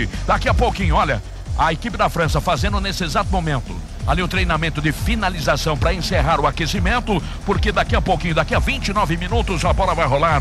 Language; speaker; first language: Portuguese; native; Portuguese